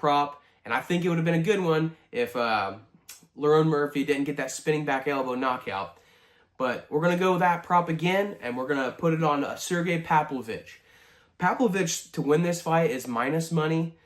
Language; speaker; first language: English; native; English